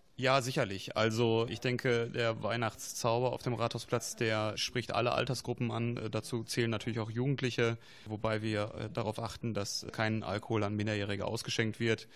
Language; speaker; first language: German; native; German